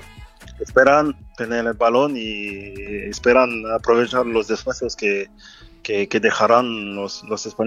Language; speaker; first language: Spanish; non-native, fluent; French